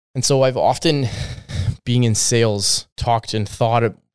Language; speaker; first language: English; native; English